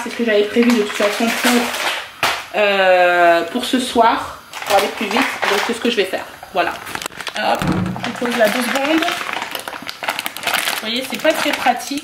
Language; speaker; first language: French; native; French